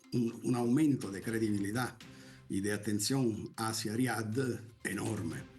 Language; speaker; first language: Spanish; non-native, fluent; Italian